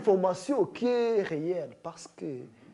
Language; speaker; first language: French; non-native, learner; Kinyarwanda